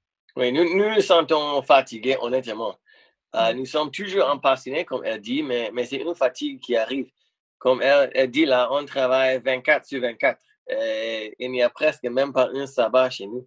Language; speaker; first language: French; non-native, fluent; English